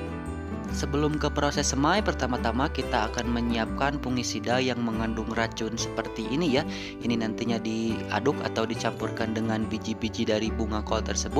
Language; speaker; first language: Indonesian; native; Indonesian